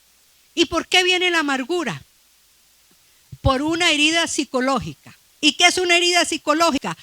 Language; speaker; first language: Spanish; native; Spanish